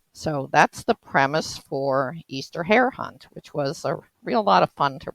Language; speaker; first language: English; native; English